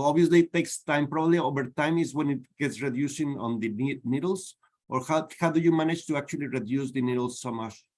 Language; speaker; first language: English; non-native, fluent; Spanish